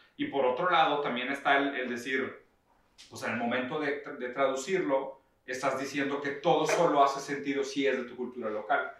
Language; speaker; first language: Spanish; early bilingual, other home language; Portuguese